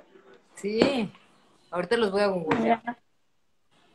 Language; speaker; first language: Spanish; native; Spanish